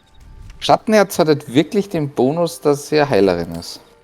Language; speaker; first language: German; native; German